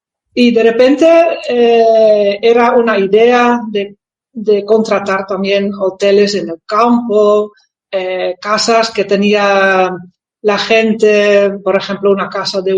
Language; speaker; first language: Spanish; non-native, fluent; Dutch